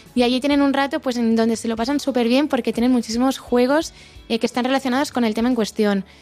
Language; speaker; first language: Spanish; native; Spanish